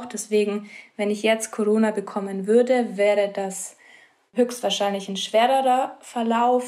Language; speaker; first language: German; native; German